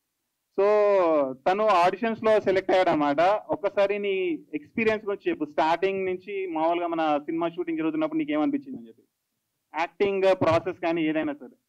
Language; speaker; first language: Telugu; native; Telugu